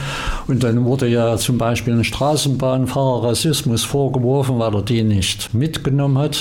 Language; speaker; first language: German; native; German